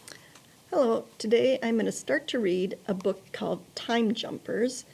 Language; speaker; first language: English; native; English